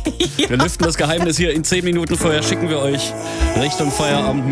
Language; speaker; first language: German; native; German